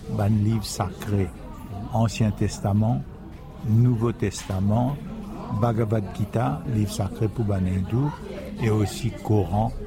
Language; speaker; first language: French; non-native, local second language; Morisyen